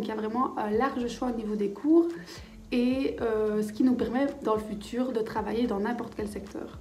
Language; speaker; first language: French; native; French